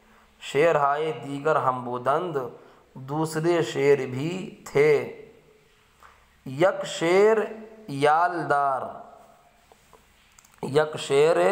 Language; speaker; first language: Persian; non-native, fluent; Urdu